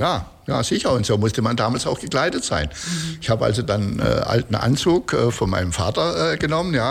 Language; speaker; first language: German; native; German